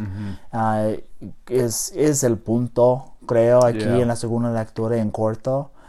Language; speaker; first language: Spanish; non-native, learner; English